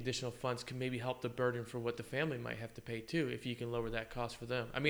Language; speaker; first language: English; native; English